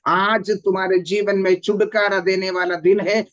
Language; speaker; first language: Hindi; non-native, local second language; Malayalam